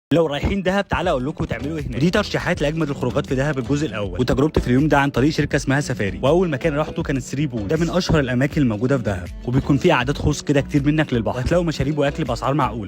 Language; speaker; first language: Arabic; native; Arabic